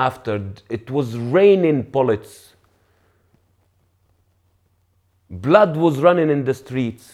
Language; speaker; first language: English; non-native, fluent; Arabic